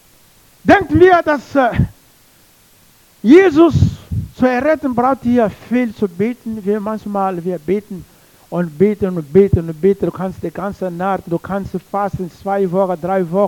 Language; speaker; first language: German; non-native, learner; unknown